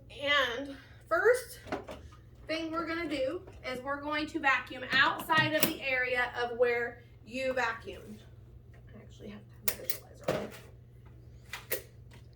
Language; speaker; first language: English; native; English